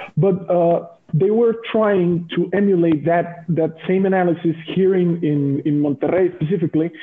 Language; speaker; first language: English; non-native, fluent; Spanish